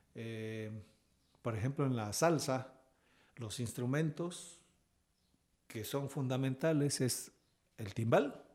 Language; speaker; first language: Spanish; native; Spanish